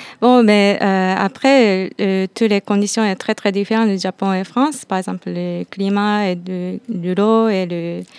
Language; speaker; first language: French; non-native, fluent; Japanese